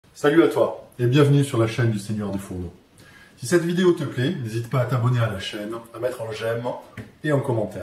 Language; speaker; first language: French; native; French